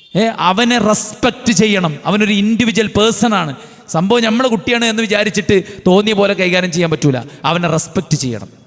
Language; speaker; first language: Malayalam; native; Malayalam